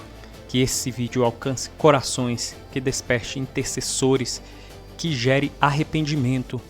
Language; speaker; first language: Portuguese; native; Portuguese